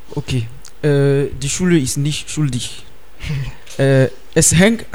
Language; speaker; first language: German; non-native, learner; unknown